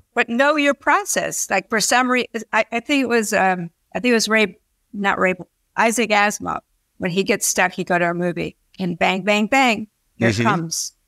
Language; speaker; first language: English; native; English